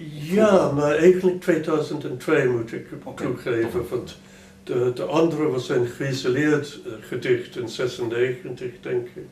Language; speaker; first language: Dutch; non-native, fluent; English